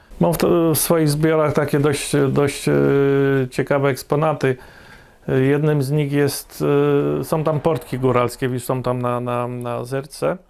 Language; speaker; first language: Polish; native; Polish